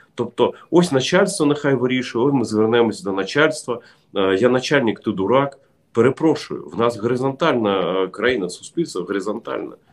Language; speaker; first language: Ukrainian; non-native, local second language; Russian